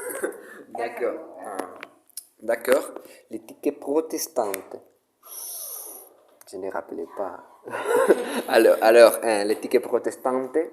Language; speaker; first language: French; non-native, learner; Spanish